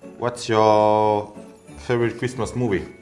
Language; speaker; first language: English; non-native, fluent; French